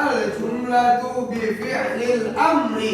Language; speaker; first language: Arabic; non-native, learner; Indonesian